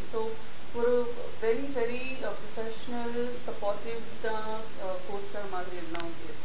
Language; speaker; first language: Tamil; non-native, learner; Gujarati